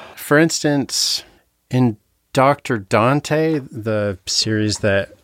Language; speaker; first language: English; native; English